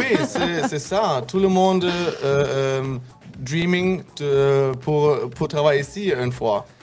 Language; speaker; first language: French; non-native, learner; German